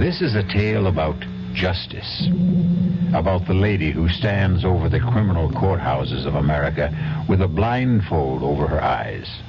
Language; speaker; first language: English; native; English